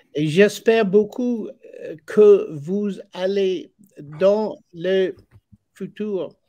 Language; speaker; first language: French; non-native, learner; English